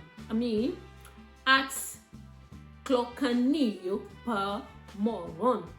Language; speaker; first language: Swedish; non-native, learner; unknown